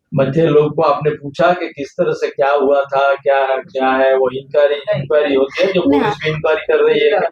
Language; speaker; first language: Hindi; non-native, local second language; Gujarati